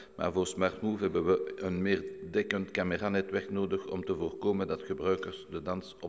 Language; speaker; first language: Dutch; non-native, local second language; French